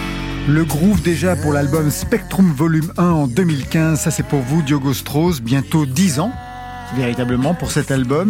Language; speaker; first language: French; native; French